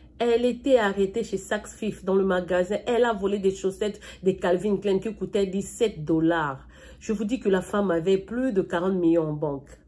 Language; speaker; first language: French; non-native, local second language; Lingala